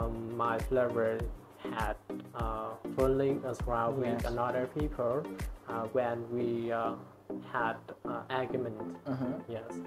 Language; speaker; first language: English; non-native, learner; Vietnamese